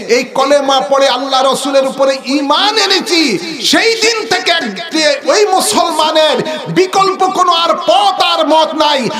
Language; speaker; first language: Bangla; native; Bangla